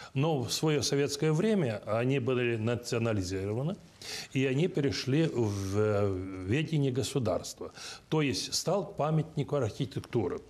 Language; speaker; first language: Russian; non-native, local second language; Romanian